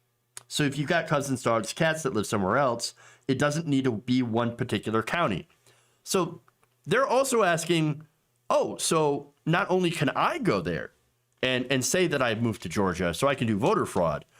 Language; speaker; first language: English; native; English